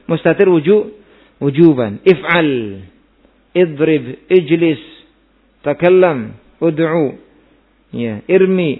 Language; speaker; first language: Arabic; non-native, fluent; Indonesian